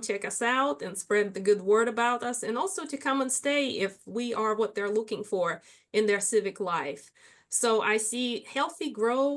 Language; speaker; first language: English; non-native, fluent; Russian